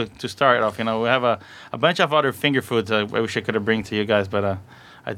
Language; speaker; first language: English; non-native, fluent; Portuguese